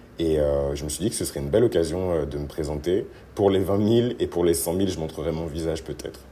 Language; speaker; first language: French; early bilingual, other home language; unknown